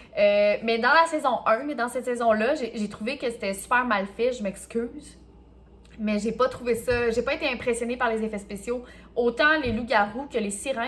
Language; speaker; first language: French; native; French